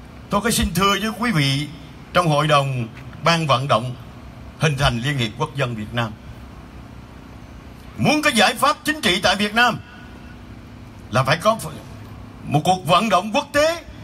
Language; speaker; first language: Vietnamese; native; Vietnamese